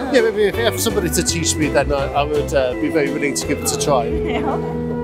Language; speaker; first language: English; native; English